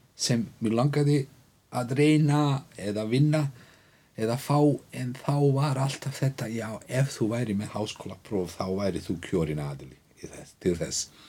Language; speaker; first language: Icelandic; non-native, fluent; Bosnian